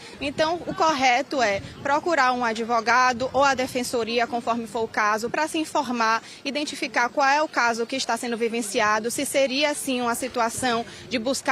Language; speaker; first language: Portuguese; native; Portuguese